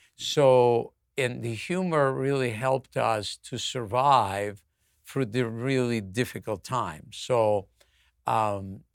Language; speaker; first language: English; non-native, fluent; Russian